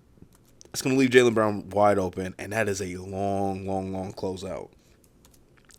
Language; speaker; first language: English; native; English